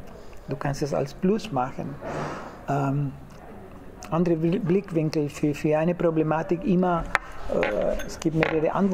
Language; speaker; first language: German; non-native, fluent; Spanish